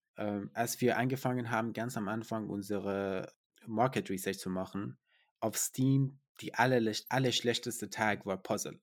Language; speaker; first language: German; non-native, fluent; Persian